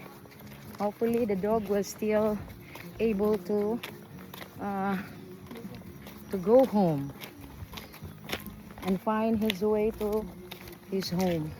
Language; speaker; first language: English; non-native, local second language; Cebuano